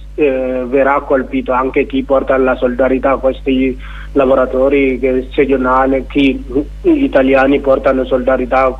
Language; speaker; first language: Italian; non-native, learner; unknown